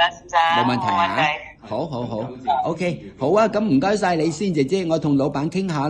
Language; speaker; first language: Cantonese; native; Cantonese